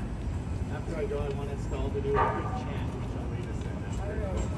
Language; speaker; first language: English; native; English